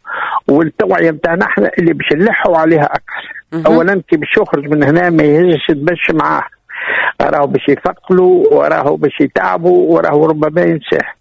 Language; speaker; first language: Arabic; native; Arabic